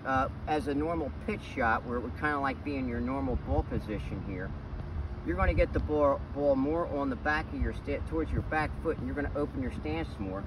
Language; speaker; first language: English; native; English